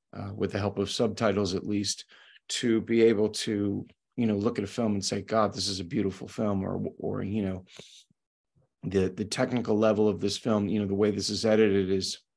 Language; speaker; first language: English; native; English